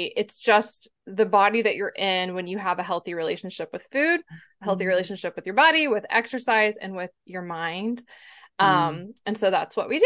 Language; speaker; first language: English; native; English